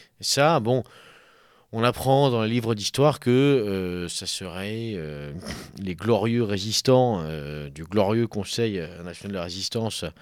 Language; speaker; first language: French; native; French